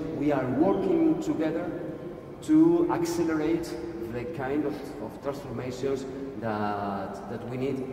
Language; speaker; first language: English; non-native, fluent; Spanish